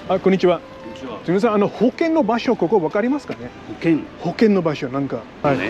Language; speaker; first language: Japanese; non-native, learner; English